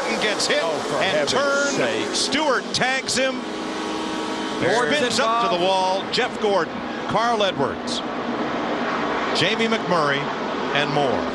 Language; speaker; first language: English; native; English